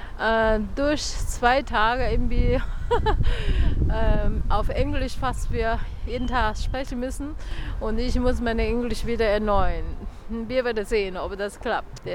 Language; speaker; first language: German; non-native, learner; Chinese